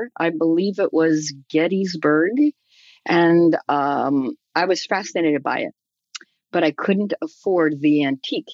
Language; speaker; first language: English; native; English